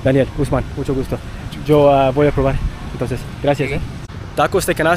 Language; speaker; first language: Spanish; non-native, learner; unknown